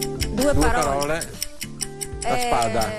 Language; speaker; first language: Italian; native; Italian